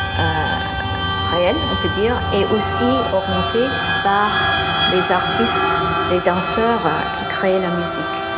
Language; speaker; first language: French; non-native, fluent; English